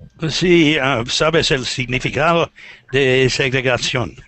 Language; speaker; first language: Spanish; non-native, learner; English